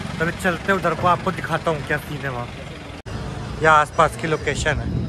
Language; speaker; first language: Hindi; native; Hindi